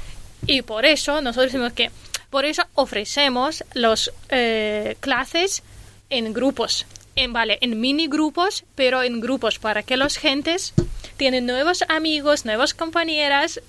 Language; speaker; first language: Spanish; non-native, learner; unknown